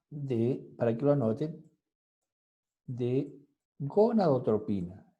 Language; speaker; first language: Spanish; native; Spanish